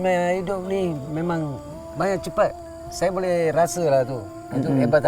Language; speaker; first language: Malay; non-native, local second language; Tamil